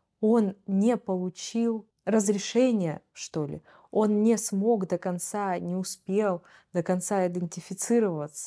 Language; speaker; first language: Russian; native; Russian